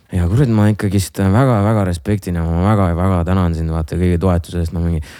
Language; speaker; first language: Estonian; non-native, local second language; Russian